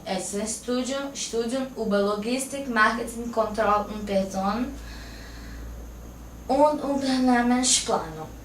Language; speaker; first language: German; non-native, learner; Portuguese